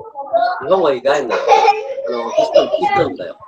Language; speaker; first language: Japanese; non-native, learner; Indonesian